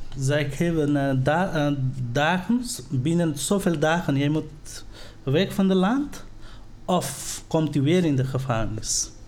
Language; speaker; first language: Dutch; non-native, learner; Nepali